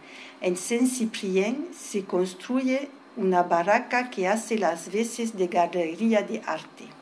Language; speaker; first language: Spanish; early bilingual, heritage; French